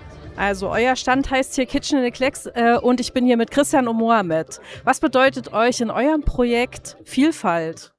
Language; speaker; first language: German; native; German